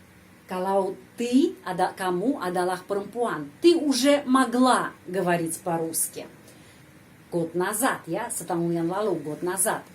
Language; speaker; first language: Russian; non-native, fluent; Indonesian